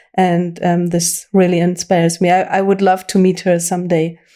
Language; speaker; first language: English; non-native, fluent; German